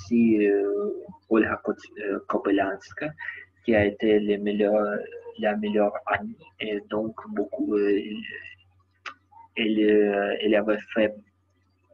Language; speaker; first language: French; non-native, learner; Ukrainian